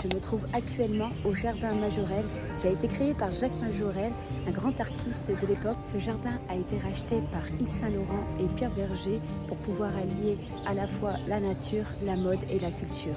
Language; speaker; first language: French; native; French